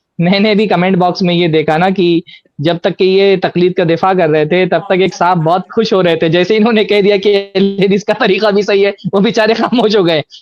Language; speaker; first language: Urdu; native; Urdu